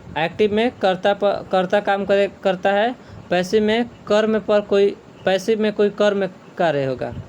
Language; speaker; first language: Hindi; native; Hindi